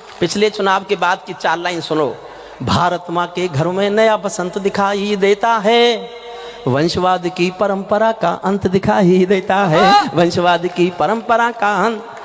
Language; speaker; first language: Hindi; native; Hindi